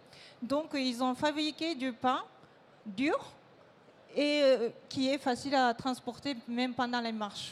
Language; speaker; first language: French; non-native, fluent; Japanese